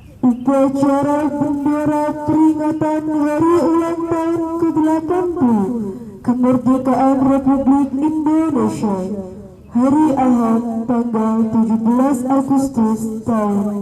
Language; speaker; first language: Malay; non-native, local second language; Javanese